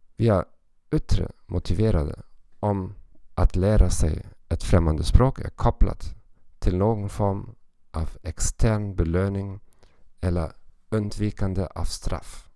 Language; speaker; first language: Swedish; non-native, learner; German